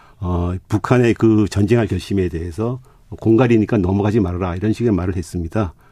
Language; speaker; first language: Korean; native; Korean